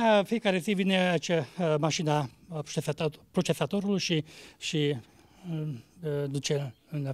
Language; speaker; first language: Romanian; non-native, local second language; Hungarian